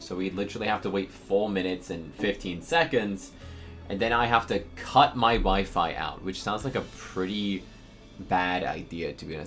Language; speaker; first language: English; native; English